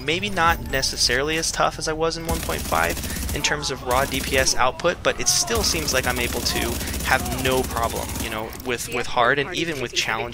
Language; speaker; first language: English; native; English